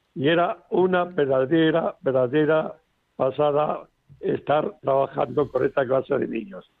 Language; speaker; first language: Spanish; native; Spanish